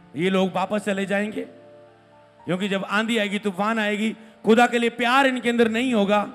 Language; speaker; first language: Hindi; non-native, local second language; Punjabi